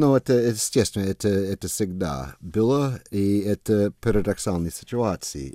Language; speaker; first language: Russian; non-native, fluent; English